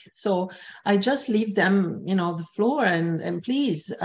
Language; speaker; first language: English; non-native, fluent; Italian